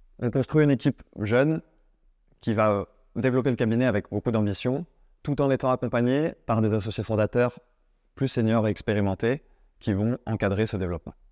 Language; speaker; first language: French; native; French